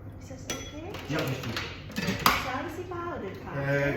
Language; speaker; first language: German; non-native, learner; Thai